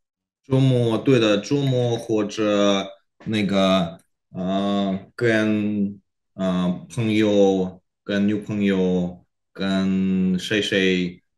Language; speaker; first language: Chinese; non-native, learner; Korean